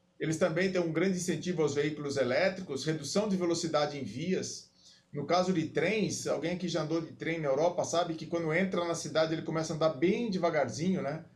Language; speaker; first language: Portuguese; native; Portuguese